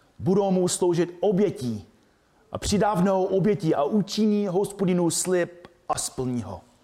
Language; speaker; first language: Czech; non-native, fluent; English